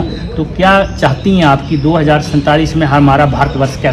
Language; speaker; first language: Hindi; native; Hindi